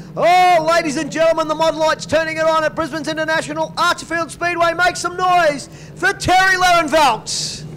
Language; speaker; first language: English; native; English